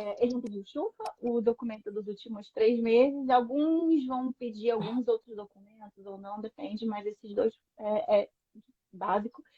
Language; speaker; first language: Portuguese; native; Portuguese